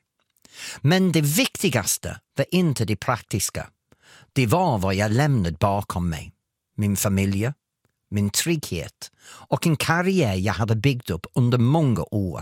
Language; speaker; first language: Swedish; non-native, fluent; English